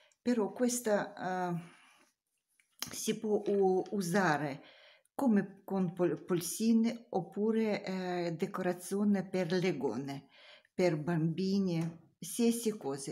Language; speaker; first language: Italian; non-native, learner; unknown